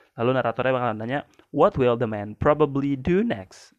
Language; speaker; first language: English; non-native, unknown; Indonesian